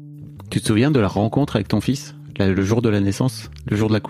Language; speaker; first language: French; native; French